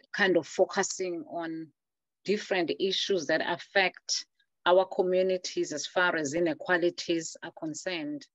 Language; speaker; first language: English; non-native, local second language; Zulu